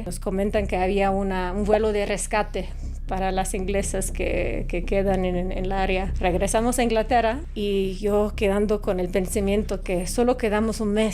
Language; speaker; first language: Spanish; non-native, fluent; English